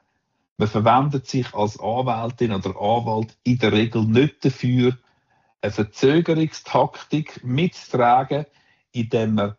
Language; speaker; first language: German; native; German